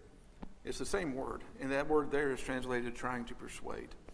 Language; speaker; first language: English; native; English